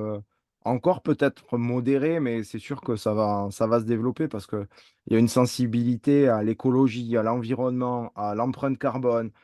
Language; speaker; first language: French; native; French